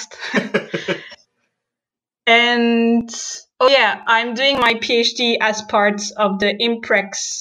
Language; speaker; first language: English; non-native, fluent; French